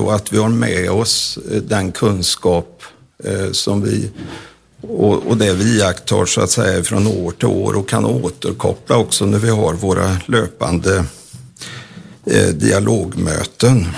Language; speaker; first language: Swedish; native; Swedish